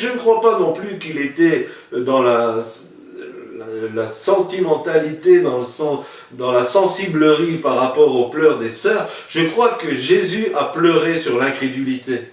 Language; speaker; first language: French; native; French